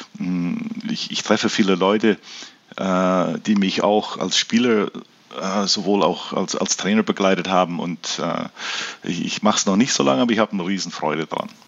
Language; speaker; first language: German; early bilingual, heritage; German